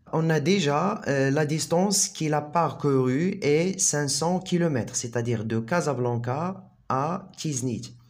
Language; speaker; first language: French; non-native, local second language; Arabic